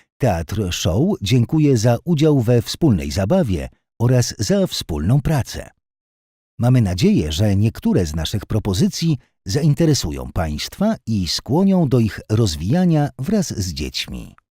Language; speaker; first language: Polish; native; Polish